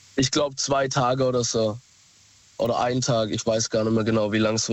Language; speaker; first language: German; native; German